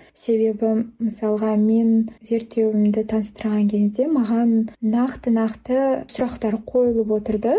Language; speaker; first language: Kazakh; native; Kazakh